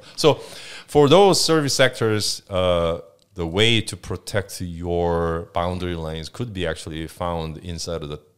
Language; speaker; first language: English; non-native, fluent; Korean